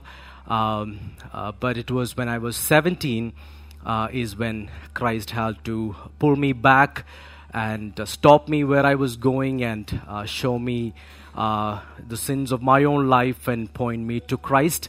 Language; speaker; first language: English; non-native, local second language; Malayalam